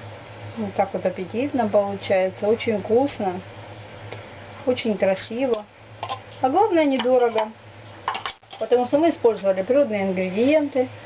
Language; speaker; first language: Russian; native; Russian